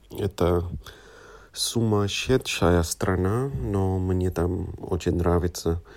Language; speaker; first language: Russian; non-native, learner; English